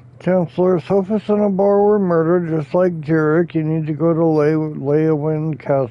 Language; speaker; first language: English; native; English